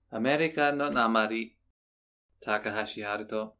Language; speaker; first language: Japanese; non-native, fluent; English